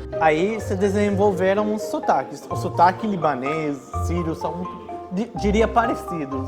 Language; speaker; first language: Portuguese; non-native, fluent; Arabic